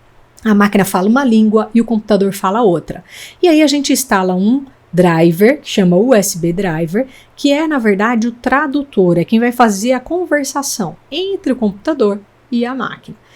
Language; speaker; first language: Portuguese; native; Portuguese